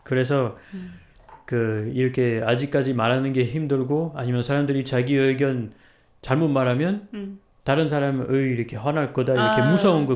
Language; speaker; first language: Korean; non-native, fluent; French